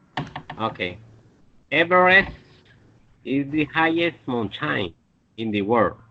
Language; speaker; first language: English; non-native, learner; Spanish